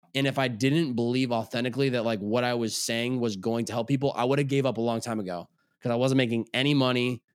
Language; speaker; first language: English; native; English